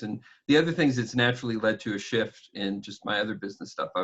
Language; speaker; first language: English; native; English